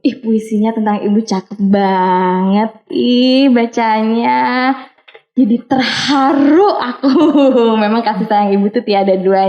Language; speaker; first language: Indonesian; native; Indonesian